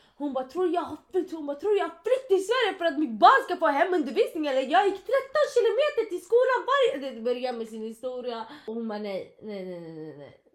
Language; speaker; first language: Swedish; early bilingual, other home language; Kurdish